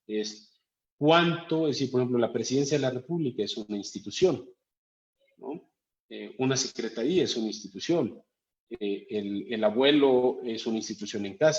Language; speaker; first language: Spanish; native; Spanish